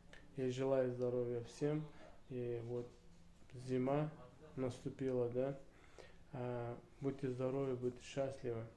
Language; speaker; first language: Russian; non-native, learner; Uzbek